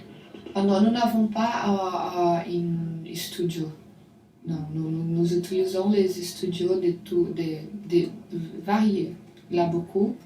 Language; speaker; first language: French; non-native, learner; Portuguese